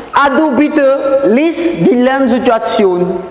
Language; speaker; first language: German; non-native, fluent; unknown